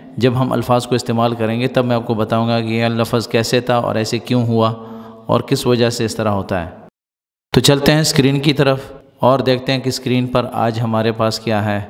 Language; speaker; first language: Urdu; non-native, local second language; Pashto